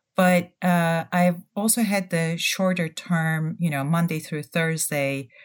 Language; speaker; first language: English; non-native, fluent; Turkish